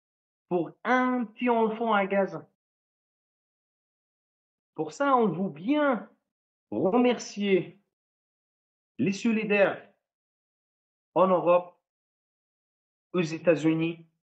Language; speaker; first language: French; non-native, fluent; Arabic